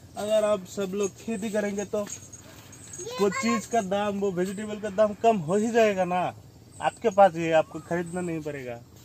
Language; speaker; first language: Hindi; non-native, local second language; Assamese